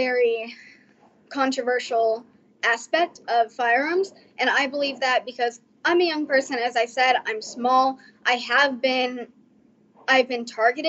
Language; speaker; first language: English; native; English